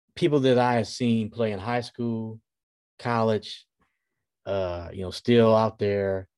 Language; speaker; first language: English; native; English